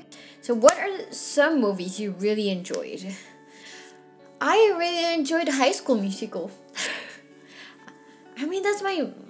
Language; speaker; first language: English; non-native, local second language; Filipino